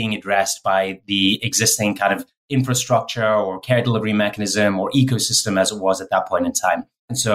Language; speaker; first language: English; native; English